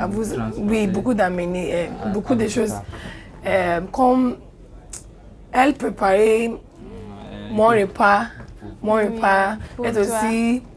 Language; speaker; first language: French; non-native, learner; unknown